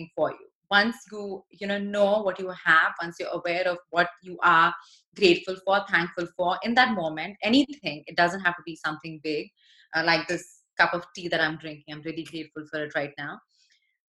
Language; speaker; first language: English; non-native, local second language; Hindi